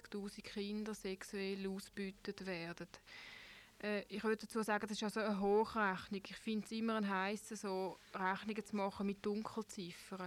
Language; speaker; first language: German; native; German